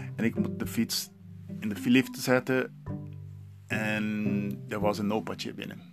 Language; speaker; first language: Dutch; non-native, learner; Portuguese